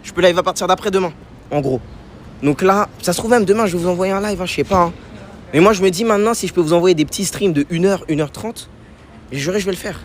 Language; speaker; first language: French; native; French